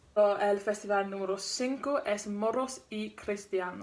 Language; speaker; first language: Spanish; non-native, learner; English